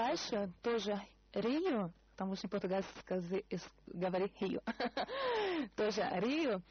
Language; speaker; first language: Russian; non-native, learner; Portuguese